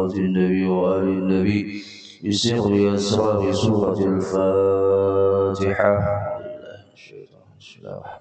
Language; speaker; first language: Arabic; non-native, fluent; Indonesian